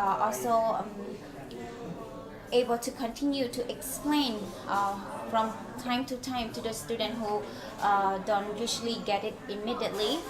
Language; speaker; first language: English; non-native, learner; Khmer